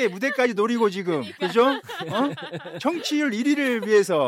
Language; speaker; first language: Korean; native; Korean